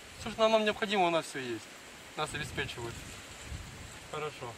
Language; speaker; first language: Russian; native; Russian